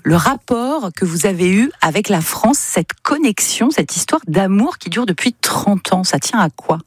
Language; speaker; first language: French; native; French